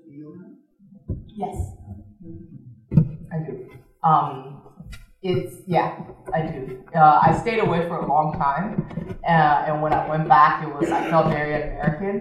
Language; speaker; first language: English; native; English